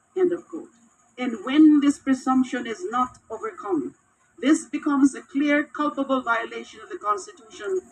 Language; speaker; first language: English; non-native, local second language; Filipino